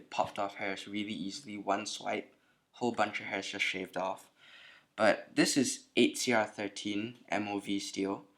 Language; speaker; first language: English; native; English